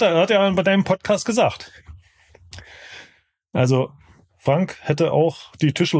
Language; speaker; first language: German; native; German